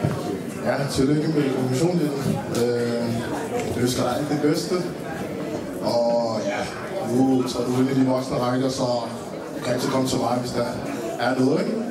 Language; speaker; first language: Danish; early bilingual, other home language; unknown